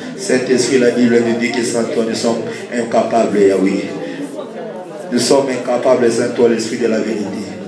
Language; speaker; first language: French; non-native, local second language; Lingala